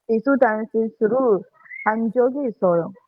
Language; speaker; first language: Korean; non-native, learner; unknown